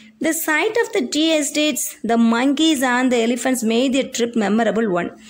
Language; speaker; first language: English; non-native, local second language; Tamil